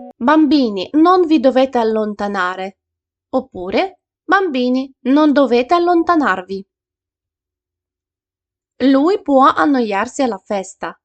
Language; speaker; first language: Italian; non-native, fluent; Ukrainian